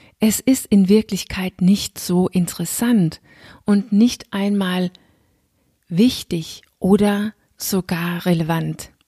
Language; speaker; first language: German; non-native, fluent; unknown